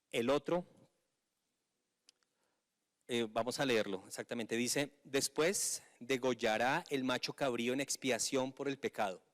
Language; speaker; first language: Spanish; native; Spanish